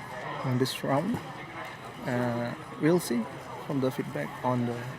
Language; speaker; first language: English; non-native, learner; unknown